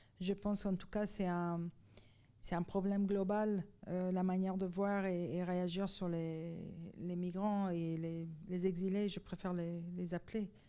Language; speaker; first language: French; non-native, fluent; Persian